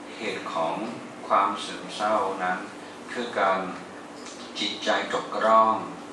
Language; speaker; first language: Thai; non-native, fluent; English